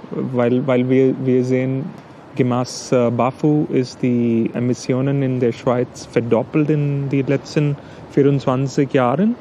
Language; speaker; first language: German; non-native, learner; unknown